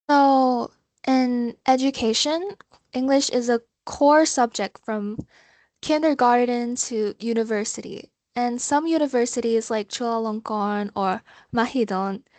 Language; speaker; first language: English; non-native, fluent; Thai